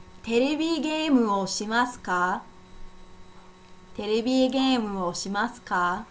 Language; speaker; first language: Japanese; non-native, fluent; English